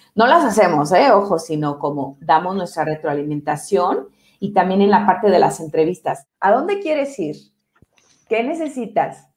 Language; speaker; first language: Spanish; native; Spanish